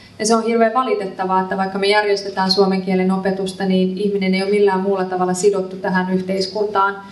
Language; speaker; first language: Finnish; early bilingual, other home language; Persian